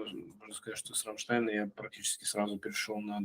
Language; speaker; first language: Russian; native; Russian